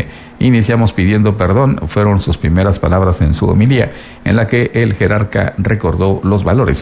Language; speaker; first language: Spanish; native; Spanish